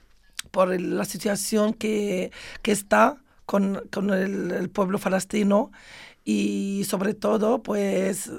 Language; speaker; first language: Spanish; non-native, fluent; Arabic